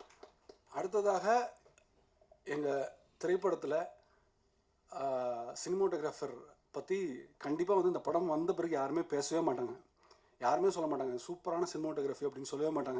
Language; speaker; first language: Tamil; native; Tamil